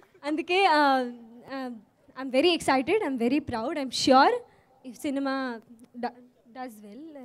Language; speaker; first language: Telugu; non-native, learner; Hindi